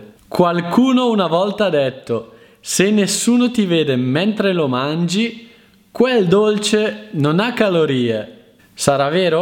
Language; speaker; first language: Italian; native; Italian